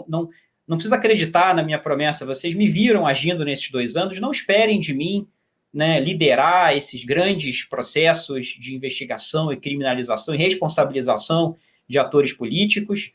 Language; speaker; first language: Portuguese; native; Portuguese